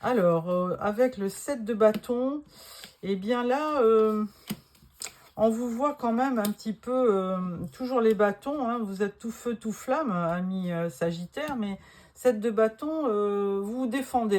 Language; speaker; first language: French; native; French